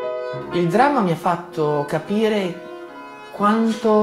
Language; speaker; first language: Italian; native; Italian